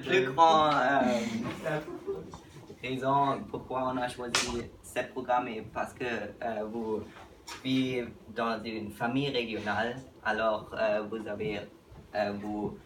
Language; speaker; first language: French; non-native, learner; English